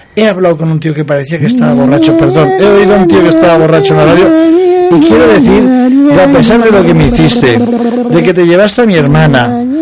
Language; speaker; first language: Spanish; non-native, local second language; Catalan